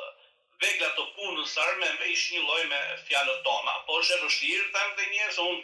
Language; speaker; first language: Albanian; native; Albanian